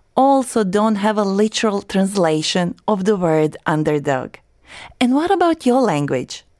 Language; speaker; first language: English; non-native, fluent; Croatian